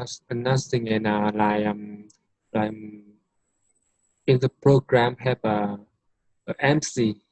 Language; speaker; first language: English; non-native, learner; Vietnamese